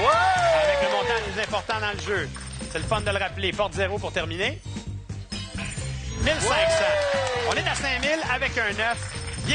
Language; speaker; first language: French; native; French